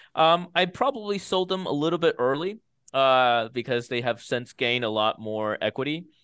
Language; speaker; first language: English; early bilingual, other home language; Chinese